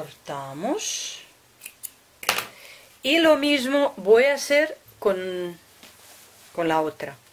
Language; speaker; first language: Spanish; non-native, fluent; Russian